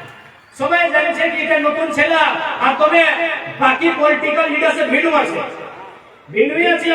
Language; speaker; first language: Bangla; non-native, local second language; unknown